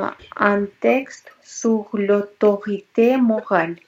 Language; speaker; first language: French; non-native, learner; Russian